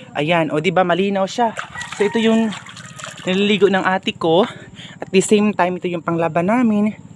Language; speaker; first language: Filipino; non-native, local second language; Cebuano